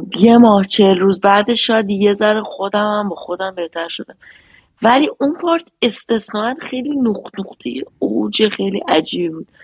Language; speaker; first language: Persian; native; Persian